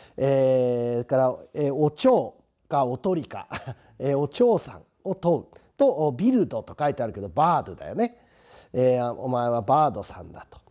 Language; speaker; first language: Japanese; native; Japanese